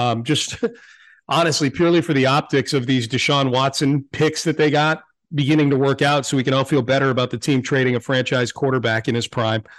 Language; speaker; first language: English; native; English